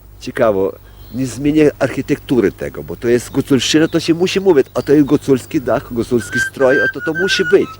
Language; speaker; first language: Polish; non-native, local second language; Ukrainian